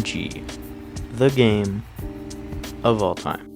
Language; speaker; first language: English; native; English